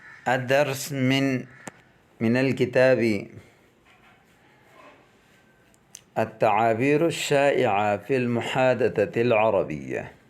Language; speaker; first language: Arabic; non-native, fluent; Urdu